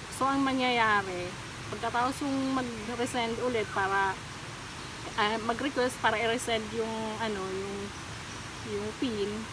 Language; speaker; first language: Filipino; non-native, local second language; Waray